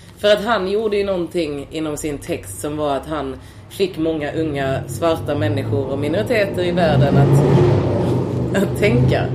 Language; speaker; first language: Swedish; native; Swedish